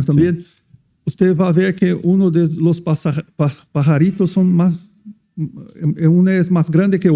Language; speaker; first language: Spanish; non-native, fluent; Portuguese